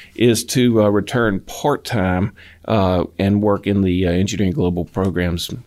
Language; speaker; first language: English; native; English